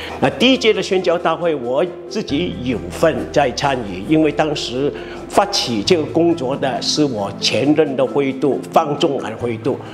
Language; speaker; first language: Chinese; native; Chinese